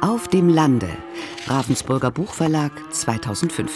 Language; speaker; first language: German; native; German